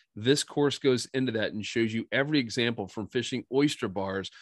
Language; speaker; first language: English; native; English